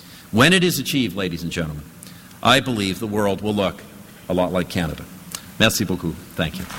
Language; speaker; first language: English; native; English